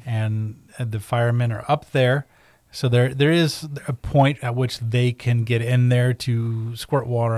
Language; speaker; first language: English; native; English